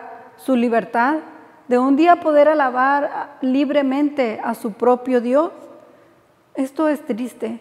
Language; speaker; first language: Spanish; native; Spanish